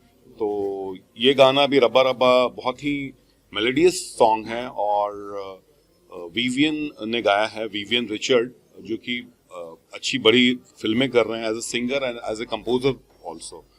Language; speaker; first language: Hindi; native; Hindi